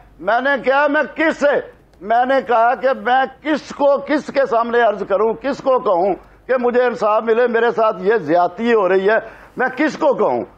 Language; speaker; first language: Urdu; non-native, local second language; Punjabi